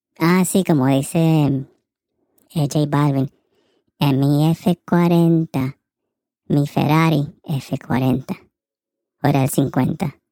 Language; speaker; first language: Spanish; early bilingual, heritage; Spanish